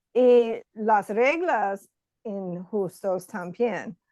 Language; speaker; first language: Spanish; non-native, learner; English